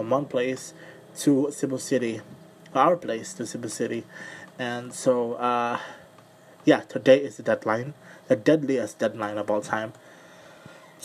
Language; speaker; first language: English; non-native, local second language; Cebuano